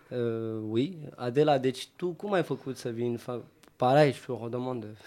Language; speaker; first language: French; non-native, fluent; Romany